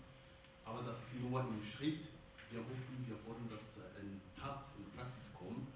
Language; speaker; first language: German; non-native, fluent; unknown